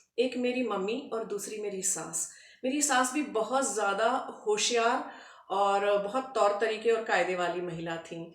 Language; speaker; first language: Hindi; native; Hindi